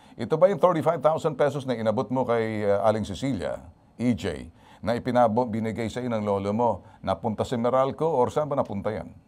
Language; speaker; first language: Filipino; native; Filipino